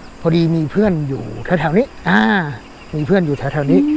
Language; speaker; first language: Thai; native; Thai